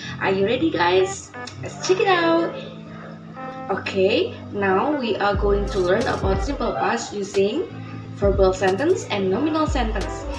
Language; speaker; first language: English; non-native, fluent; Indonesian